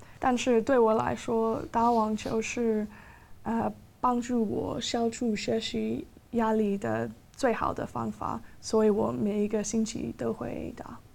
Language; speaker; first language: Chinese; non-native, fluent; English